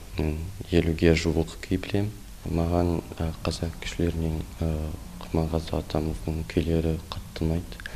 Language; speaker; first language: Kazakh; non-native, local second language; Russian